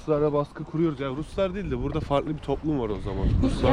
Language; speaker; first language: Turkish; native; Turkish